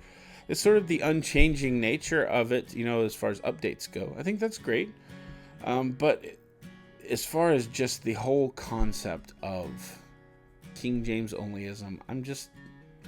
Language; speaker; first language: English; native; English